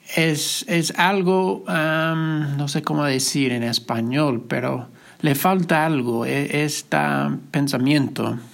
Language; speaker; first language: Spanish; non-native, fluent; English